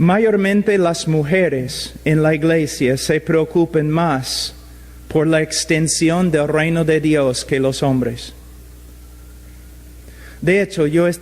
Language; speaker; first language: Spanish; non-native, fluent; English